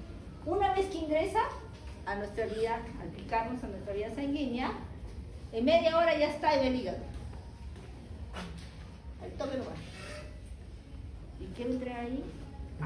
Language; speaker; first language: Spanish; native; Spanish